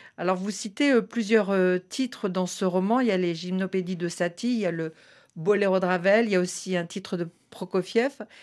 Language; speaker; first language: French; native; French